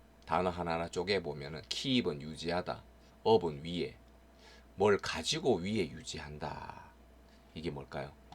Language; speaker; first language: Korean; native; Korean